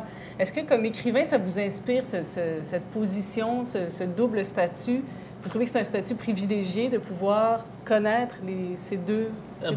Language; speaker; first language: French; native; French